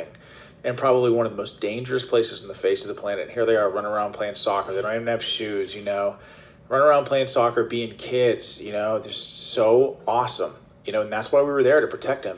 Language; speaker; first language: English; native; English